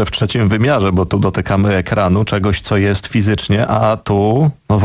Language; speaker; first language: Polish; native; Polish